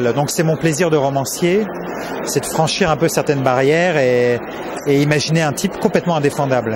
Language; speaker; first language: French; native; French